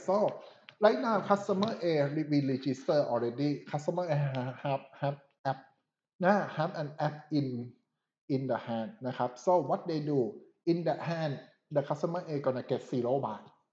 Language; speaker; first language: English; non-native, fluent; Thai